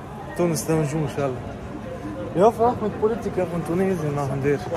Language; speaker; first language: German; non-native, learner; Arabic